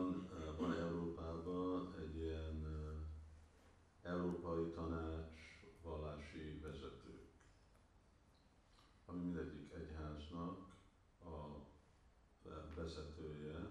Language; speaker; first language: Hungarian; early bilingual, heritage; Hungarian